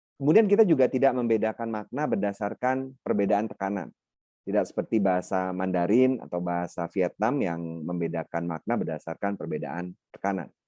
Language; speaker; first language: Indonesian; non-native, local second language; Minangkabau